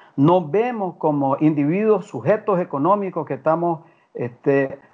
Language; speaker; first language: Spanish; native; Spanish